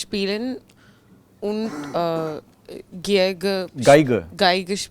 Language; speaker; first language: German; non-native, learner; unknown